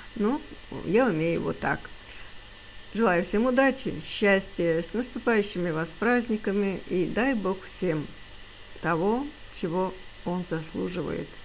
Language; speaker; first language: Russian; non-native, local second language; Azerbaijani